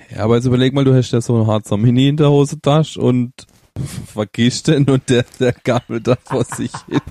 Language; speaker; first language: German; native; German